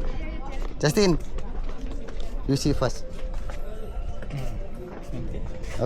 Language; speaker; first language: English; non-native, learner; Indonesian